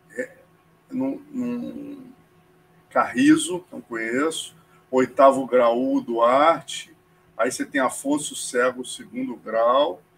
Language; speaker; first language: Portuguese; native; Portuguese